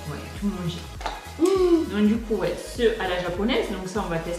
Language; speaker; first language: French; native; French